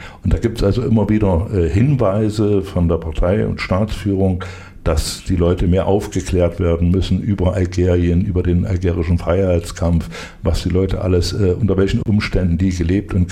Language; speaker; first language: German; native; German